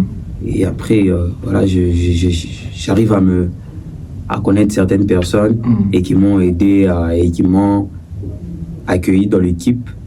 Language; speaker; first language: French; non-native, local second language; Swahili